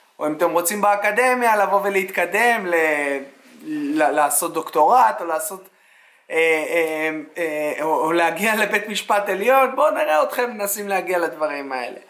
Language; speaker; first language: Hebrew; native; Hebrew